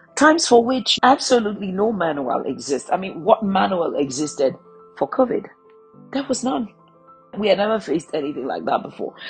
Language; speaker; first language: English; non-native, local second language; Yoruba